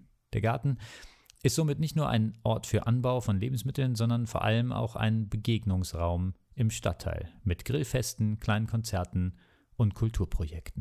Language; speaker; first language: German; native; German